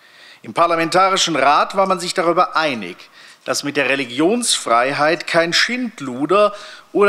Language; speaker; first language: German; native; German